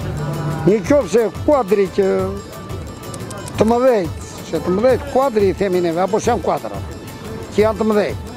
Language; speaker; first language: Albanian; native; Albanian